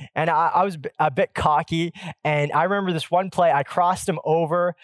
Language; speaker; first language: English; native; English